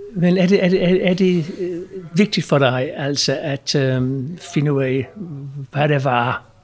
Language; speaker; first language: Danish; non-native, fluent; English